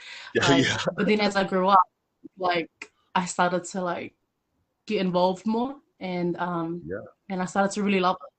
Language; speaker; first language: English; native; English